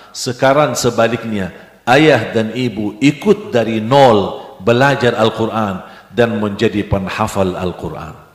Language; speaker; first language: Indonesian; non-native, fluent; Arabic